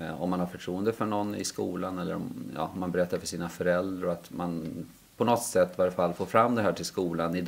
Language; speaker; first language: Swedish; early bilingual, heritage; Swedish